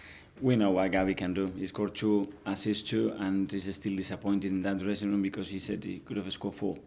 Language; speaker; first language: English; non-native, fluent; Spanish